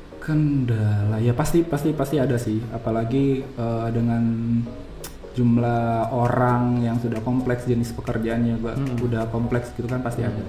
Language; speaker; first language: Indonesian; native; Indonesian